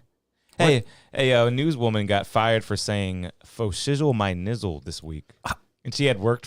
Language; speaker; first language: English; native; English